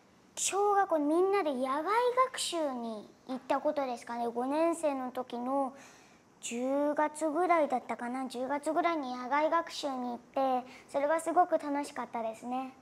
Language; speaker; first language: Japanese; native; Japanese